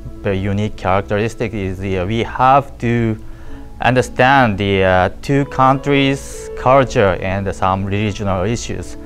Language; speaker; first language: English; non-native, learner; Japanese